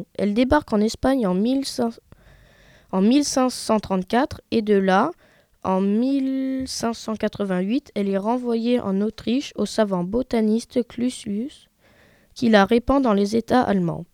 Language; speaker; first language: French; native; French